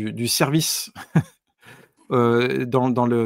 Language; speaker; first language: French; native; French